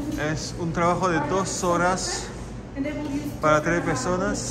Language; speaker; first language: Spanish; non-native, learner; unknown